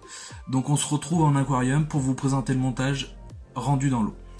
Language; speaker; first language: French; native; French